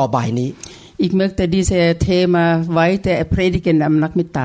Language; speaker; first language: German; non-native, learner; Thai